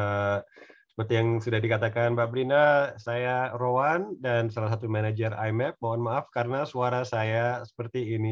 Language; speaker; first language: Indonesian; non-native, fluent; English